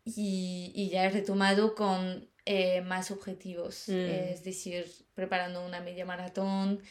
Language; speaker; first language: Spanish; non-native, fluent; French